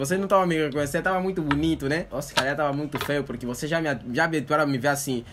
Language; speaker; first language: Portuguese; native; Portuguese